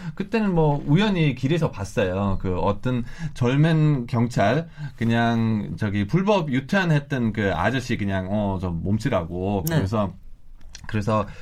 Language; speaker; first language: Korean; non-native, fluent; German